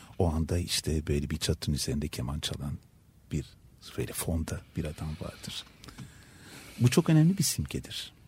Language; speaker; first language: Turkish; native; Turkish